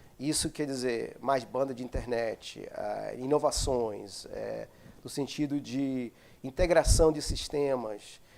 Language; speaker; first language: Portuguese; native; Portuguese